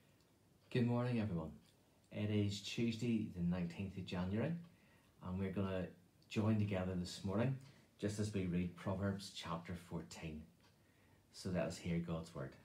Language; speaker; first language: English; native; English